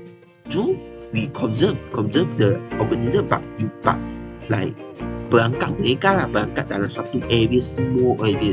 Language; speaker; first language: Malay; non-native, local second language; Chinese